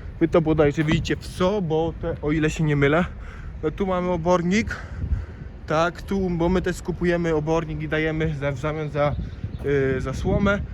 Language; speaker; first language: Polish; native; Polish